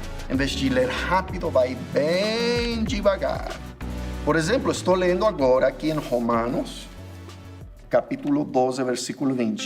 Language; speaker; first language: Portuguese; non-native, fluent; English